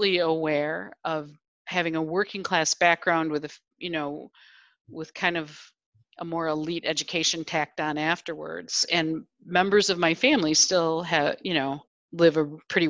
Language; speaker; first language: English; native; English